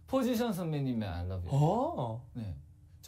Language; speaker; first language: Korean; non-native, learner; Chinese